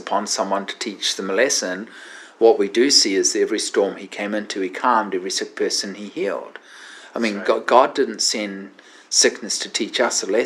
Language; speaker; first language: English; native; English